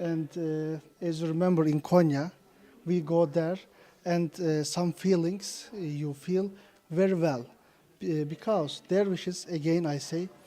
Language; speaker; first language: English; non-native, fluent; Turkish